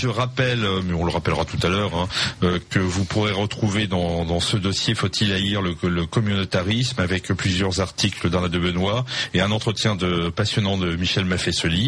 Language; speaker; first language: French; native; French